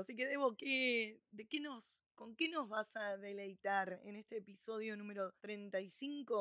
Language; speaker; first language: Spanish; native; Spanish